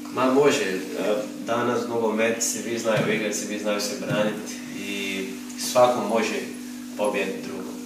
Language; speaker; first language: Croatian; non-native, learner; Portuguese